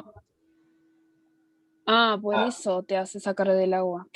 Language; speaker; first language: Spanish; native; Spanish